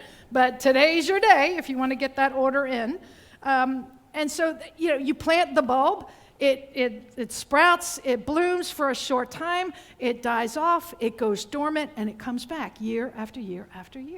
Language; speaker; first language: English; native; English